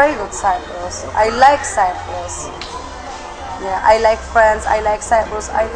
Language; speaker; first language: English; non-native, learner; Turkish